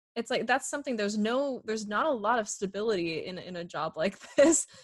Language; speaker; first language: English; native; English